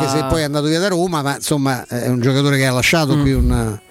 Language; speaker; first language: Italian; native; Italian